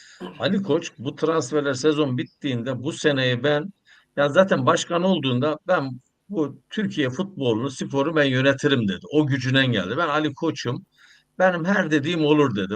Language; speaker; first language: Turkish; native; Turkish